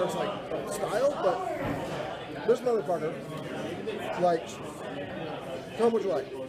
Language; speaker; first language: English; native; English